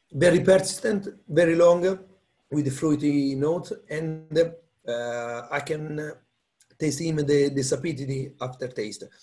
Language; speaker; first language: English; non-native, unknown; Italian